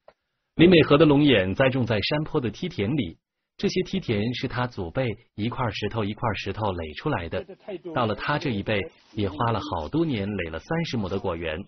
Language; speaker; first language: Chinese; native; Chinese